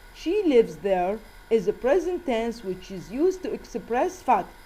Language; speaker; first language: English; non-native, fluent; Arabic